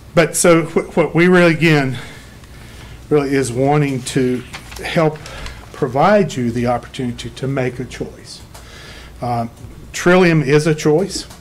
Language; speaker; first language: English; native; English